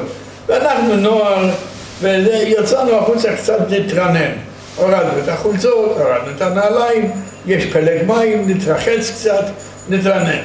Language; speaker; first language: Hebrew; non-native, fluent; Yiddish